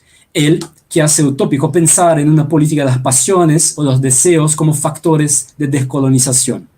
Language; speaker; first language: Spanish; native; Spanish